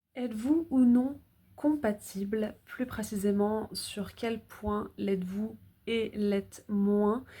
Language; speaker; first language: French; native; French